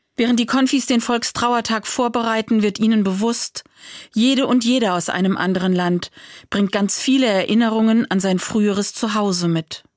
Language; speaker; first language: German; native; German